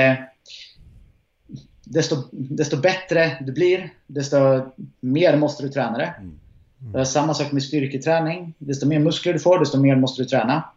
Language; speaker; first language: Swedish; native; Swedish